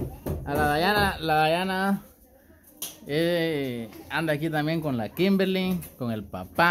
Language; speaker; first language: Spanish; native; Spanish